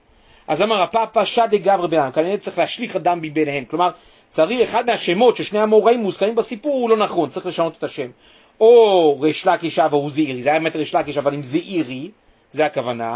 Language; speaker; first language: Hebrew; native; Hebrew